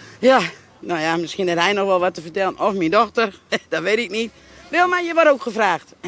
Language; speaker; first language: Dutch; native; Dutch